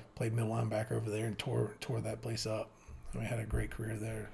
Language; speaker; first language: English; native; English